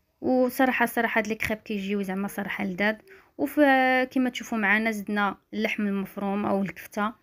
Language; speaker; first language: Arabic; native; Arabic